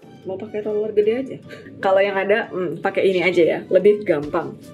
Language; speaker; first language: Indonesian; native; Indonesian